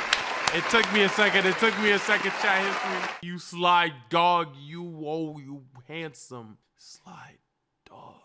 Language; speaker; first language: English; native; English